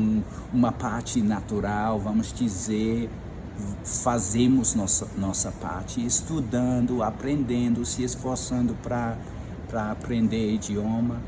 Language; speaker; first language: Portuguese; non-native, fluent; English